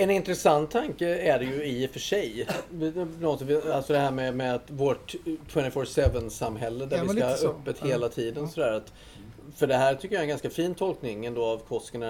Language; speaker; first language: Swedish; native; Swedish